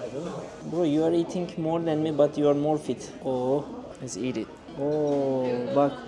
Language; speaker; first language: English; non-native, learner; Turkish